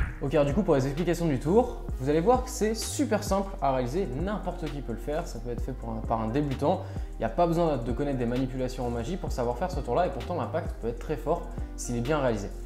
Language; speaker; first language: French; native; French